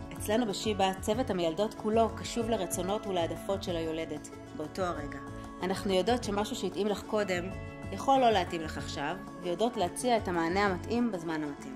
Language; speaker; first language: Hebrew; native; Hebrew